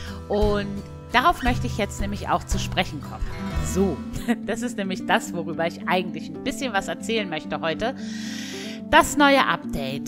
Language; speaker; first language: German; native; German